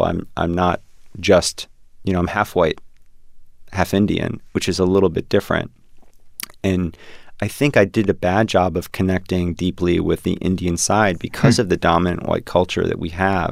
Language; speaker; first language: English; native; English